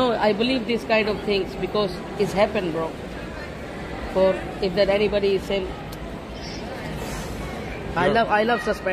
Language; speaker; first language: English; non-native, learner; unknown